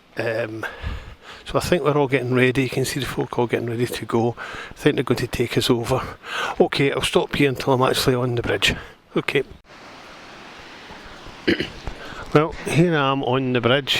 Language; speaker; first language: English; native; English